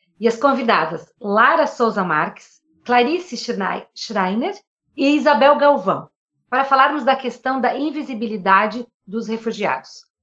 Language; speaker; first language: Portuguese; native; Portuguese